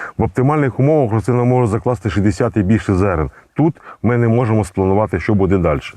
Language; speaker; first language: Ukrainian; native; Ukrainian